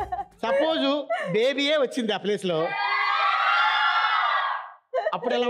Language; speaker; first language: Telugu; native; Telugu